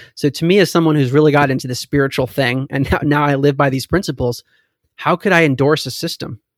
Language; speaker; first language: English; native; English